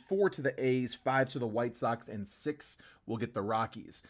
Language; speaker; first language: English; native; English